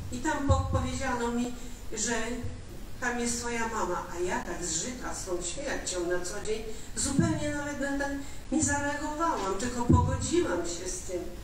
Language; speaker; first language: Polish; early bilingual, other home language; Russian